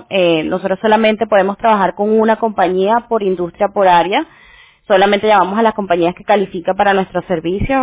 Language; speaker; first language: Spanish; non-native, fluent; English